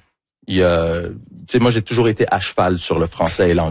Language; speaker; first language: French; early bilingual, other home language; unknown